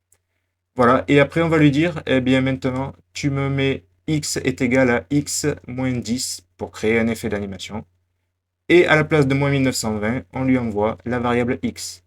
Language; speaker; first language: French; native; French